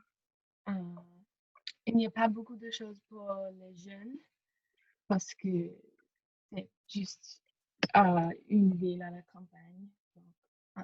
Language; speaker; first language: French; non-native, learner; English